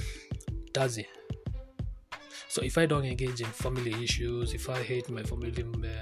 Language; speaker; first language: English; non-native, local second language; Kikuyu